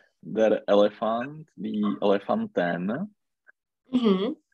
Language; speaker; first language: German; non-native, learner; Czech